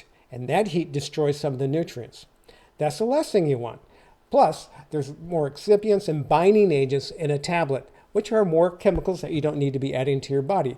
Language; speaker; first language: English; native; English